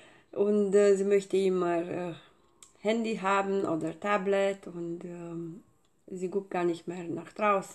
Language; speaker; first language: German; non-native, fluent; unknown